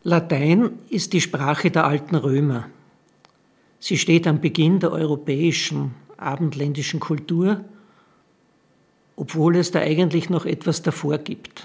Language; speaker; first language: German; native; German